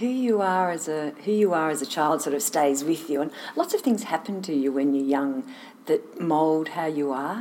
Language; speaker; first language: English; native; English